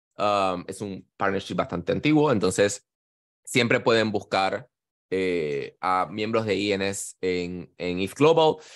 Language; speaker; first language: Spanish; native; Spanish